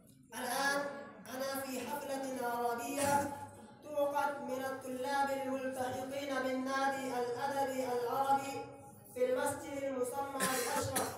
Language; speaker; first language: Arabic; non-native, learner; Urdu